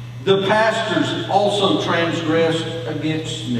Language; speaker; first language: English; native; English